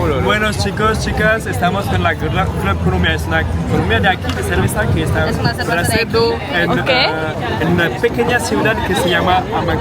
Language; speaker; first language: Spanish; non-native, learner; French